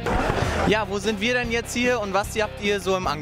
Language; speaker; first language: German; native; German